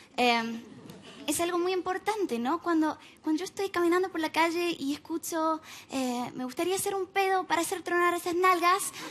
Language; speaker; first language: Spanish; non-native, fluent; English